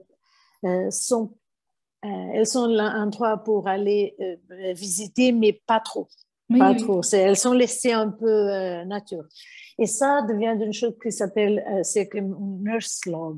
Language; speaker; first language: French; non-native, fluent; Portuguese